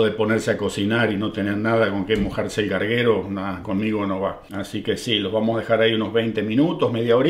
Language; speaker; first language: Spanish; native; Spanish